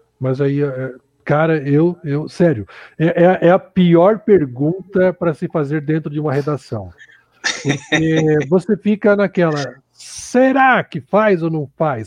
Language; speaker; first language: Portuguese; native; Portuguese